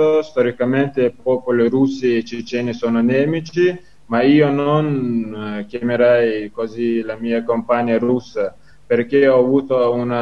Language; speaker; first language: Italian; non-native, learner; Chechen